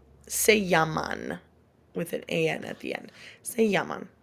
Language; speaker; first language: Spanish; non-native, fluent; English